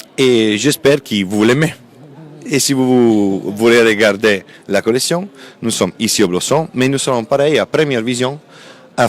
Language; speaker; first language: French; non-native, fluent; Italian